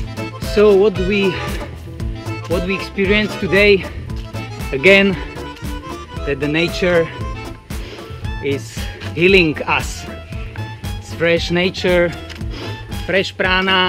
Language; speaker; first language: English; non-native, fluent; Slovak